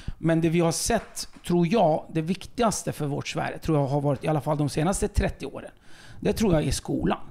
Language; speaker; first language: Swedish; early bilingual, other home language; Kurdish